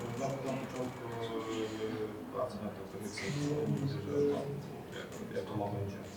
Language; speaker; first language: Polish; non-native, learner; Ukrainian